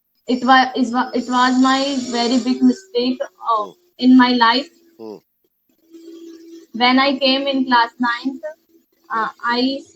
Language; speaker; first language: English; non-native, learner; Hindi